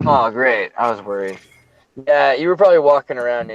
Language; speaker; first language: English; native; English